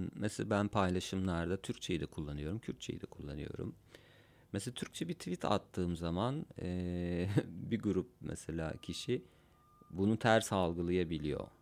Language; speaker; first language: Turkish; non-native, local second language; Kurdish